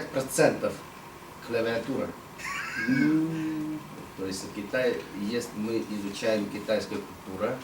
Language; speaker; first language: Russian; non-native, fluent; Chinese